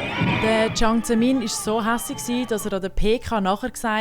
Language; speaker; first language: German; native; German